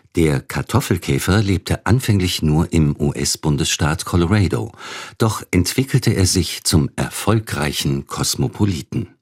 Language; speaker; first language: German; native; German